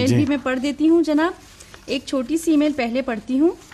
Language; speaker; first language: Urdu; native; Urdu